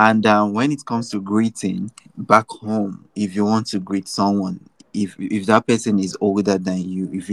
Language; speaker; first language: English; non-native, local second language; Yoruba